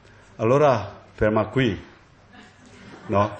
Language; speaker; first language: Italian; non-native, learner; Tibetan